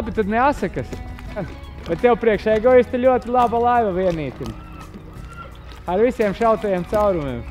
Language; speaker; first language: Latvian; native; Latvian